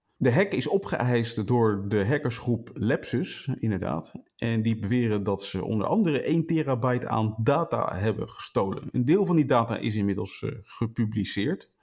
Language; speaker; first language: Dutch; native; Dutch